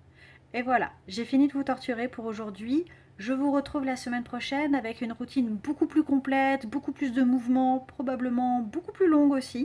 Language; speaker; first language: French; native; French